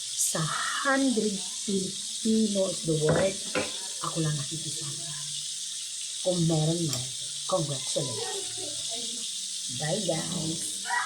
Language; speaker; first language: Filipino; non-native, local second language; Cebuano